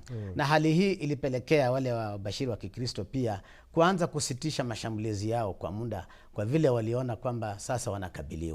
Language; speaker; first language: Swahili; native; Swahili